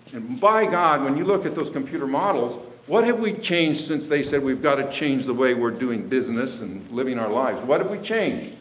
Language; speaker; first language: English; native; English